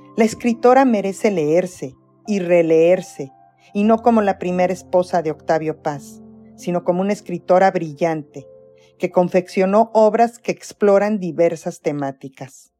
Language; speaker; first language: Spanish; native; Spanish